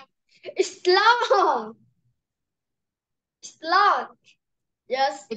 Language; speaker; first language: English; non-native, learner; Vietnamese